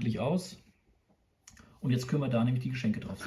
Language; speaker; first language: German; native; German